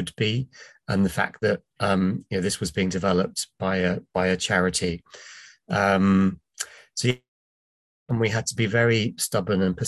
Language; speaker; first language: English; native; English